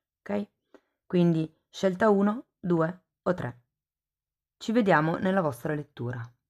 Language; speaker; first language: Italian; native; Italian